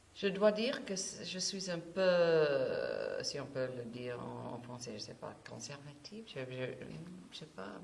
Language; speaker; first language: French; non-native, fluent; English